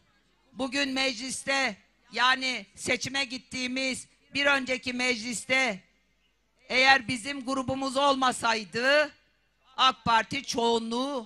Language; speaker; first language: Turkish; native; Turkish